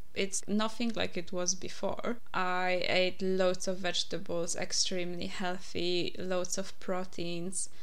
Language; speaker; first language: English; non-native, fluent; Polish